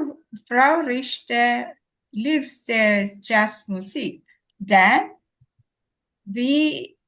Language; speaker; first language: German; non-native, learner; Filipino